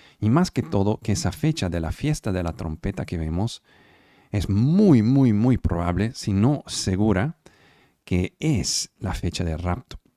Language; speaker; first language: Spanish; non-native, fluent; Italian